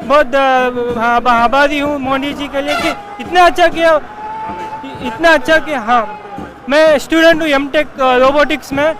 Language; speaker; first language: Hindi; non-native, local second language; Tamil